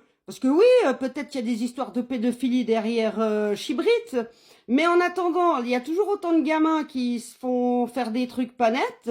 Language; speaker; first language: French; native; French